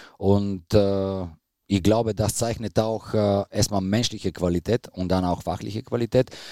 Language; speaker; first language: German; non-native, fluent; Bulgarian